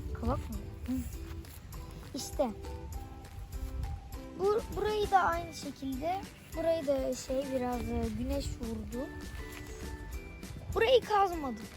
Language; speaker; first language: Turkish; early bilingual, heritage; Turkish